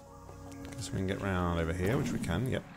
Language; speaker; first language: English; native; English